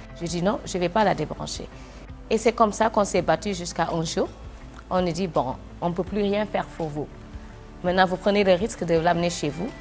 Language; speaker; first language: French; non-native, local second language; Wolof